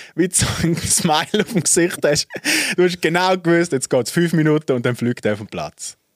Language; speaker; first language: Swiss German; native; Swiss German